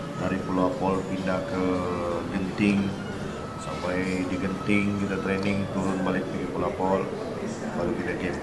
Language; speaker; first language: Malay; native; Malay